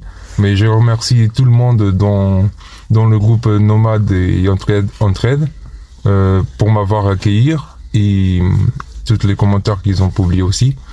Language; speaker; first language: French; non-native, fluent; Portuguese